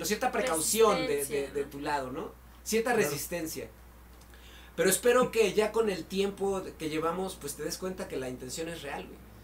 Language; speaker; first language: Spanish; native; Spanish